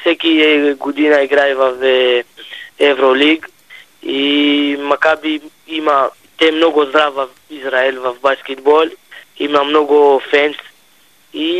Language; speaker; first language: Bulgarian; non-native, learner; Hebrew